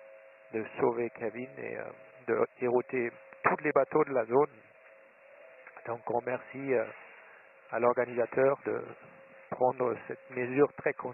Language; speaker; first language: French; non-native, fluent; German